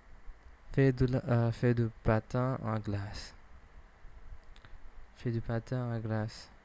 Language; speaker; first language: French; non-native, learner; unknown